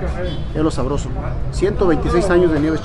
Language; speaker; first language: Spanish; native; Spanish